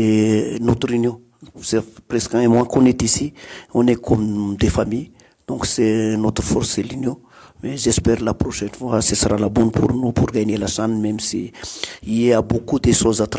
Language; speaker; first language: French; non-native, local second language; Malagasy